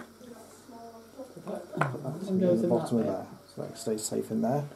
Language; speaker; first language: English; native; English